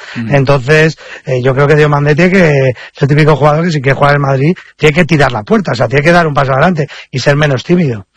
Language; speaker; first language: Spanish; native; Spanish